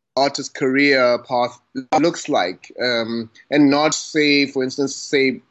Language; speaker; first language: English; non-native, local second language; Xhosa